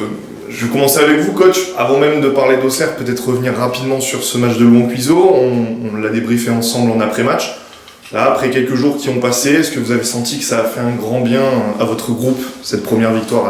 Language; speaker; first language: French; native; French